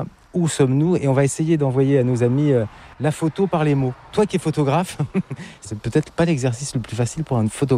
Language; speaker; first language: French; native; French